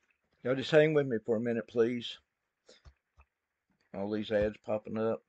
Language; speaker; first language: English; native; English